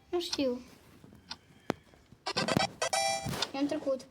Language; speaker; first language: Romanian; early bilingual, heritage; Romanian